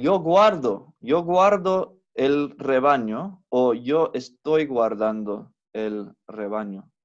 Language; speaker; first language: Spanish; non-native, fluent; English